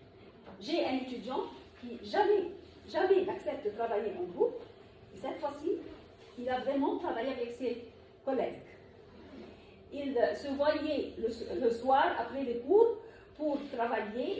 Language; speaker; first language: French; non-native, fluent; Arabic